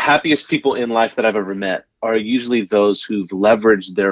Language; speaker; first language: English; native; English